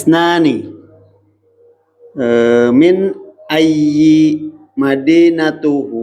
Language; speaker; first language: Arabic; non-native, learner; Indonesian